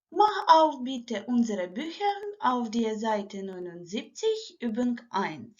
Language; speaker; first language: German; non-native, fluent; Ukrainian